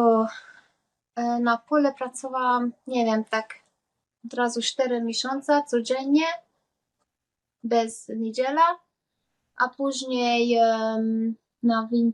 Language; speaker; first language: Polish; non-native, learner; Hungarian